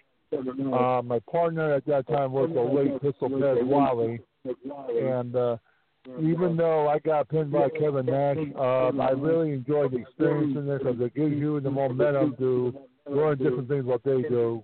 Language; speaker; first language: English; native; English